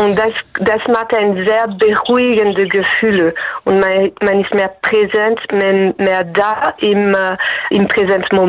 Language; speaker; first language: German; non-native, fluent; French